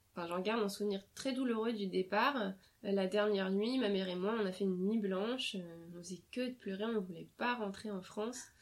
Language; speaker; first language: French; native; French